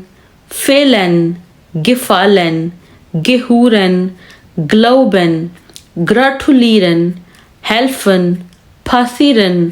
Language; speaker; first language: German; non-native, fluent; Urdu